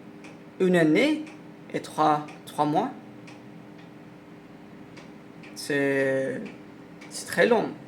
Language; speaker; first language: French; non-native, learner; Arabic